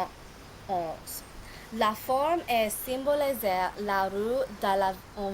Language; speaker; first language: French; non-native, learner; English